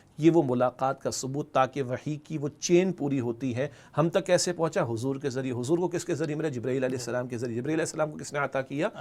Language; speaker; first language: Urdu; native; Urdu